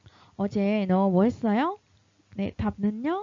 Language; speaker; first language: Korean; non-native, fluent; Vietnamese